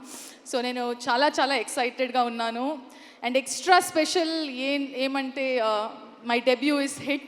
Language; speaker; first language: Telugu; non-native, learner; Kannada